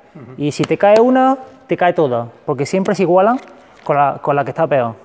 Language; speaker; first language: Spanish; native; Spanish